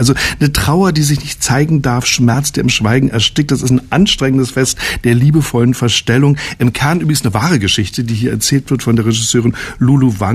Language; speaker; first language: German; native; German